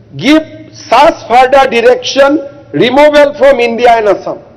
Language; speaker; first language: English; non-native, local second language; Assamese